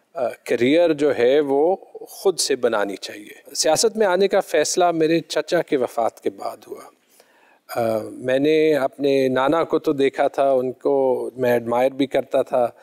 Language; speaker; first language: Urdu; non-native, local second language; Pashto